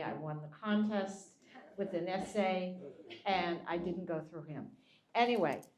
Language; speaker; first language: English; native; English